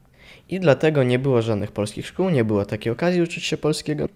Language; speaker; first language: Polish; non-native, local second language; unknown